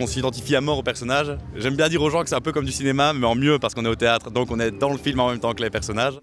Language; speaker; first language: French; native; French